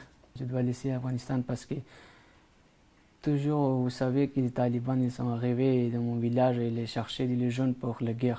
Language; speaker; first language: French; non-native, learner; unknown